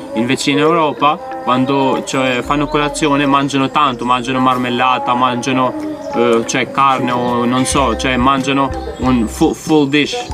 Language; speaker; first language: Italian; non-native, fluent; Albanian